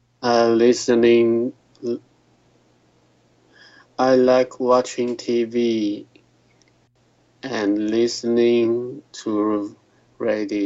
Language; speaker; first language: English; non-native, learner; Chinese